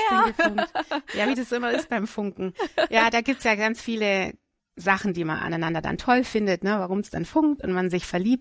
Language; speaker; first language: German; native; German